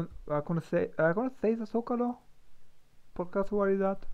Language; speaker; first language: Spanish; non-native, learner; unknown